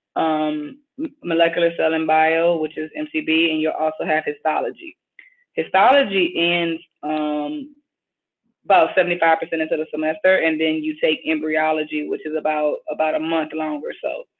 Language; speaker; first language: English; native; English